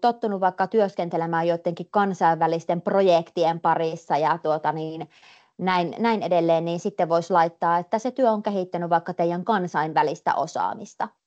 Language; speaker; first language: Finnish; native; Finnish